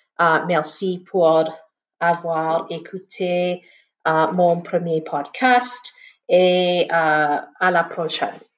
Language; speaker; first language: French; non-native, learner; English